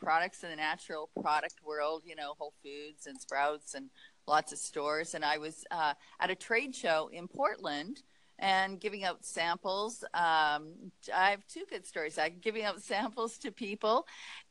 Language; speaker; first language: English; native; English